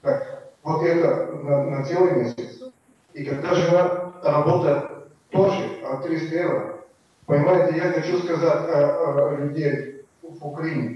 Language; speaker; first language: Russian; non-native, learner; Bulgarian